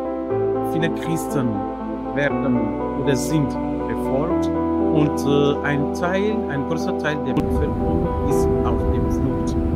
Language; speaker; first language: German; non-native, fluent; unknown